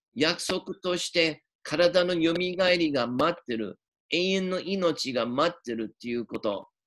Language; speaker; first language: Japanese; native; Japanese